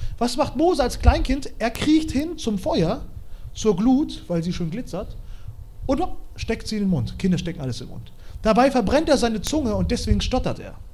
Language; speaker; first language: German; early bilingual, other home language; Russian